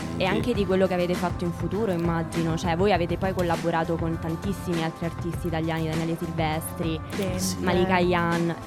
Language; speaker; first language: Italian; native; Italian